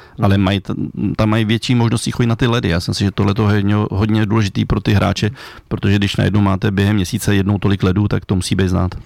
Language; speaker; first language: Czech; native; Czech